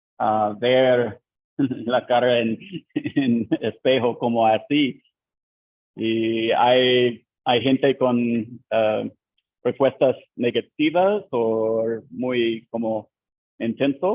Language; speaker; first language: Spanish; non-native, learner; English